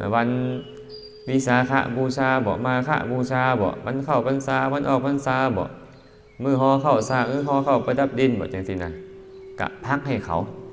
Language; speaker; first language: Thai; non-native, local second language; Northeastern Thai